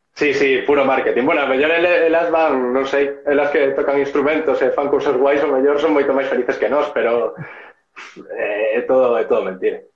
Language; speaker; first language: Galician; non-native, local second language; Spanish